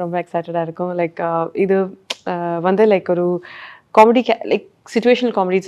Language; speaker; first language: Tamil; non-native, learner; Malayalam